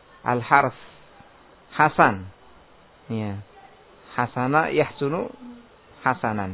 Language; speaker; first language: Arabic; non-native, fluent; Indonesian